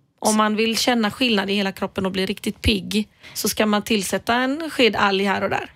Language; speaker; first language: Swedish; non-native, fluent; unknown